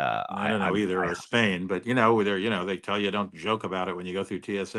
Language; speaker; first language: English; native; English